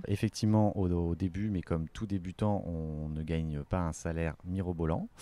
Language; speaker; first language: French; native; French